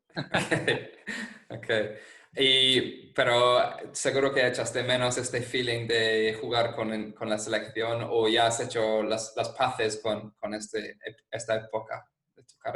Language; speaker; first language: Spanish; non-native, fluent; English